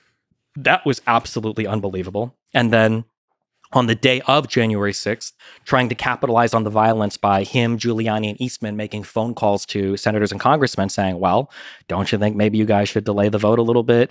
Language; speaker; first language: English; native; English